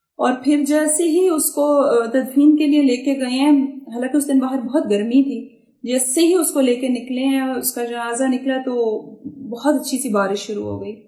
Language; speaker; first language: Urdu; native; Urdu